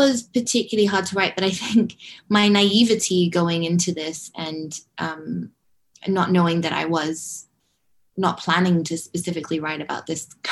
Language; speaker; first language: English; native; English